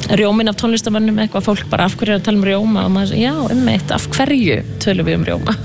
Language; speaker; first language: Icelandic; native; Icelandic